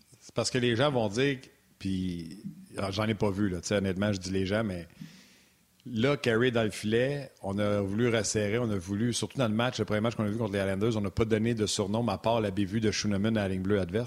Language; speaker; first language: French; native; French